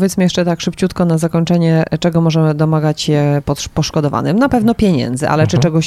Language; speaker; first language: Polish; native; Polish